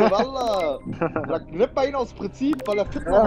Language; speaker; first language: German; early bilingual, other home language; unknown